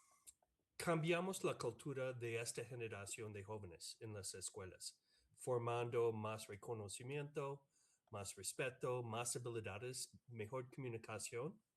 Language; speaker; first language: Spanish; non-native, fluent; English